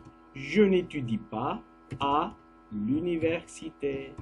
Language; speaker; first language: French; non-native, fluent; Turkish